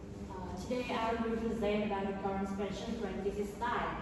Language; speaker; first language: English; non-native, learner; Vietnamese